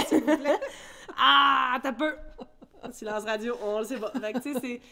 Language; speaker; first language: French; early bilingual, other home language; English